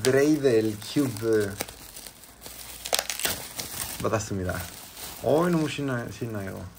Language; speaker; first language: Korean; non-native, learner; Spanish